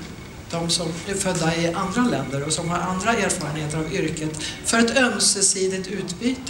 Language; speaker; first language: Swedish; native; Swedish